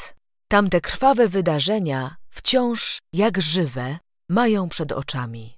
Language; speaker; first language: Polish; native; Polish